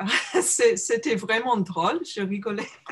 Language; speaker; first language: French; non-native, fluent; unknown